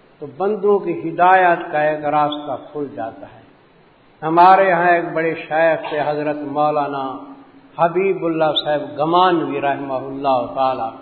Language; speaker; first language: Urdu; non-native, local second language; Punjabi